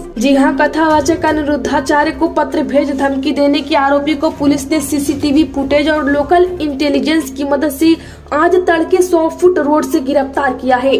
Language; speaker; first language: Hindi; native; Hindi